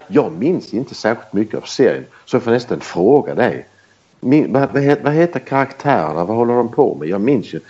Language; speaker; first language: Swedish; early bilingual, heritage; Swedish